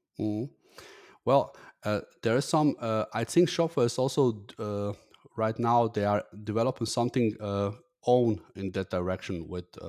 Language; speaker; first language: English; non-native, fluent; German